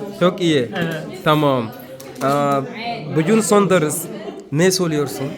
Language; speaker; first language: Turkish; non-native, learner; Arabic